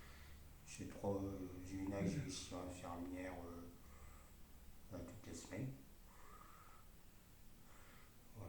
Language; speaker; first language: French; native; French